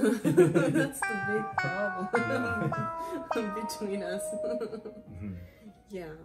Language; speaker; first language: English; non-native, learner; Japanese